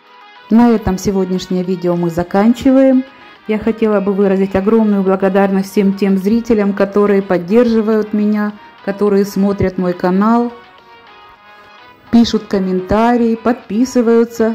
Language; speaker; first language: Russian; native; Russian